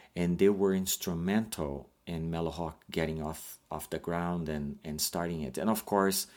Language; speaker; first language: English; non-native, fluent; Portuguese